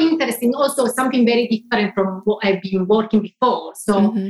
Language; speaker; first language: English; non-native, fluent; Italian